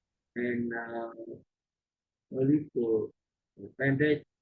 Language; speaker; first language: English; non-native, learner; Vietnamese